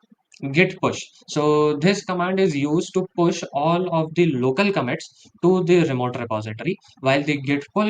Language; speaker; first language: English; non-native, local second language; Hindi